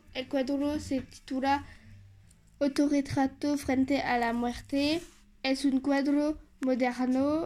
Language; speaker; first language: Spanish; non-native, learner; French